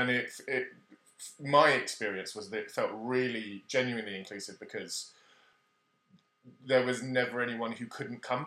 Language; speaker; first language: English; native; English